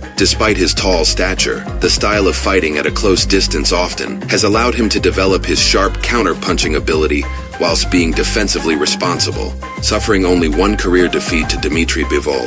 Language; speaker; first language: English; native; English